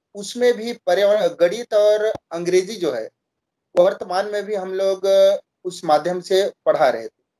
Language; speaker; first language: Hindi; native; Hindi